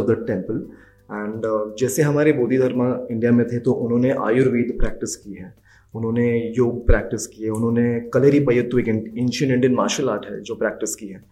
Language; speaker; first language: English; non-native, local second language; Hindi